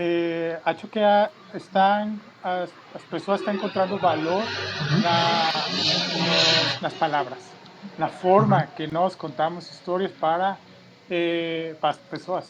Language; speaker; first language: Portuguese; non-native, fluent; Spanish